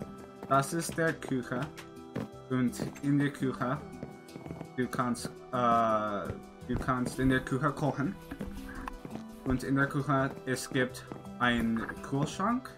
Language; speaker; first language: German; non-native, learner; English